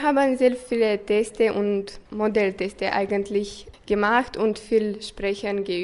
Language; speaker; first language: German; non-native, fluent; Romanian